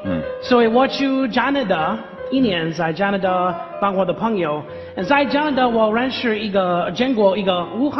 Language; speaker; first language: Chinese; non-native, learner; English